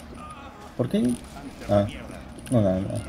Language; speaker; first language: Spanish; native; Spanish